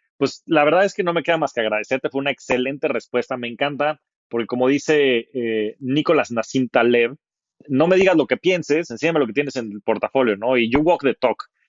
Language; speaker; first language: Spanish; native; Spanish